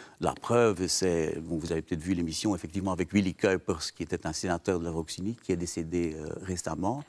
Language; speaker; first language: French; native; French